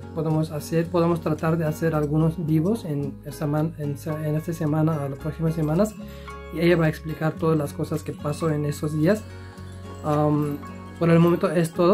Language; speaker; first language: Spanish; non-native, learner; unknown